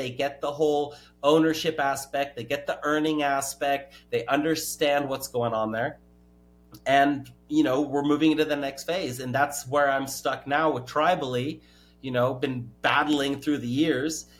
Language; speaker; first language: English; native; English